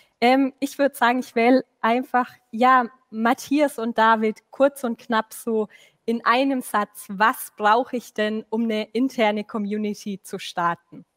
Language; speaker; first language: German; native; German